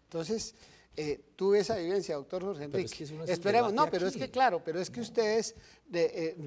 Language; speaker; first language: Spanish; native; Spanish